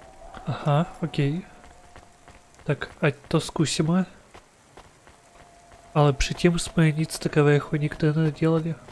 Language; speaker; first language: Czech; non-native, learner; Ukrainian